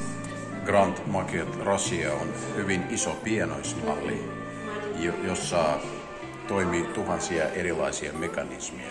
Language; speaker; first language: Finnish; non-native, fluent; Russian